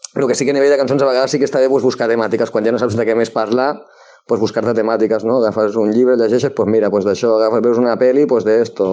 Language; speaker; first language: Catalan; non-native, local second language; Spanish